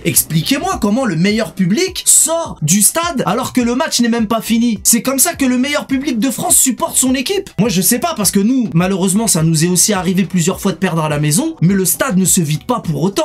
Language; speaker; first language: French; native; French